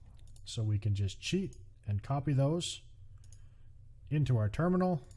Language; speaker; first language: English; native; English